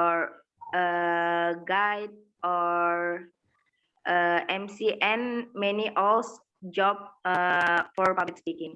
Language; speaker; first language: English; non-native, learner; Indonesian